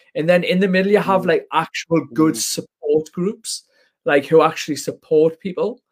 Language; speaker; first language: English; native; English